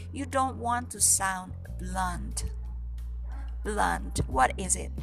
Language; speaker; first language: English; non-native, fluent; Indonesian